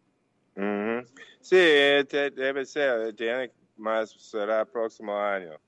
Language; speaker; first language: Portuguese; non-native, fluent; English